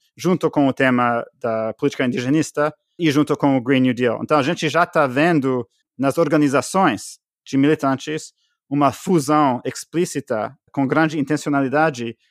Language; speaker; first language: Portuguese; non-native, fluent; English